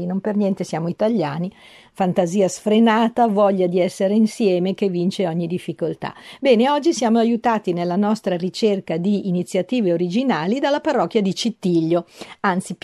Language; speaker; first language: Italian; native; Italian